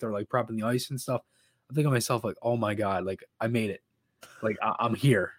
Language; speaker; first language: English; native; English